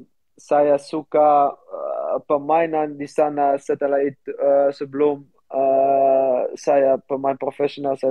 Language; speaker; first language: Indonesian; non-native, learner; Dutch